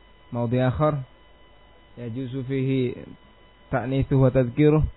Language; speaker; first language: Arabic; non-native, fluent; Indonesian